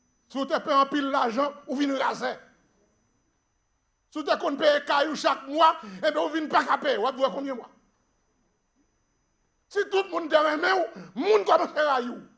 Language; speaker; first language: French; non-native, local second language; Haitian Creole